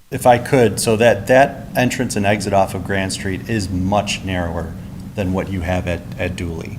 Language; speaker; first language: English; native; English